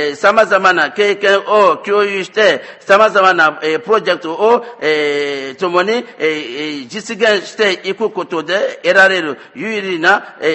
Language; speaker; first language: Japanese; non-native, fluent; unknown